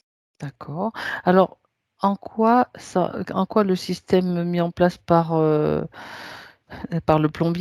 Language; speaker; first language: French; native; French